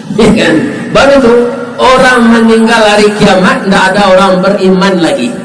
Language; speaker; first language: Malay; non-native, local second language; Minangkabau